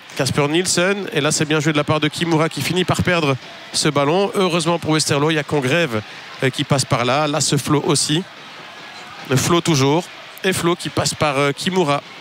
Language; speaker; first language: French; native; French